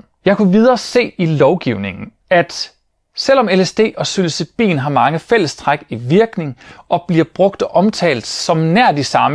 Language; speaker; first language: Danish; native; Danish